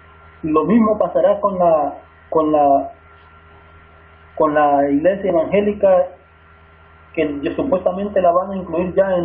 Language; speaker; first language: Spanish; native; Spanish